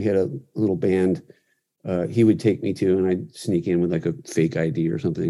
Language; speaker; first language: English; native; English